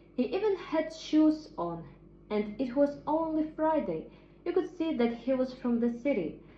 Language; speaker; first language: English; non-native, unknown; Ukrainian